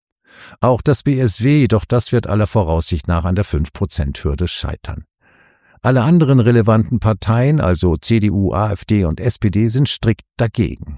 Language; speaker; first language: German; native; German